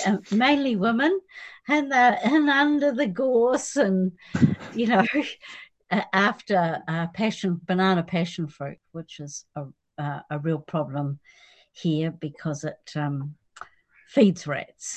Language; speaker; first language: English; native; English